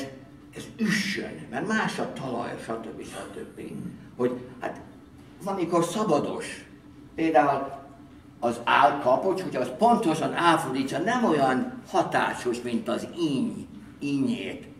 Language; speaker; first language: Hungarian; early bilingual, heritage; Hungarian